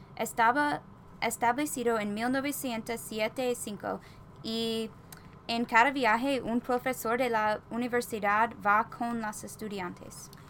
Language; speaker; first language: Spanish; non-native, learner; English